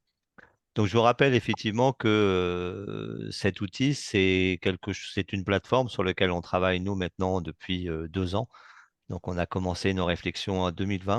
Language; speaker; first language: French; native; French